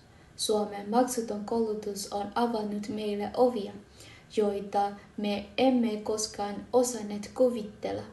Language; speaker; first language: Finnish; non-native, learner; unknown